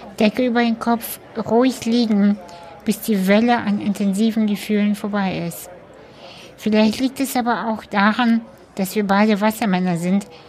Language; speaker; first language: German; early bilingual, other home language; Russian